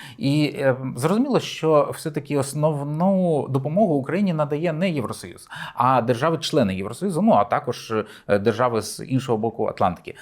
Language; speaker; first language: Ukrainian; native; Ukrainian